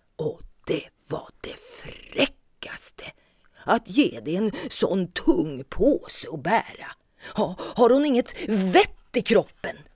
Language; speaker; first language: Swedish; native; Swedish